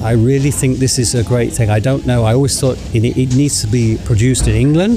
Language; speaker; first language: English; native; English